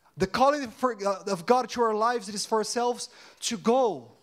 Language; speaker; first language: English; non-native, fluent; Portuguese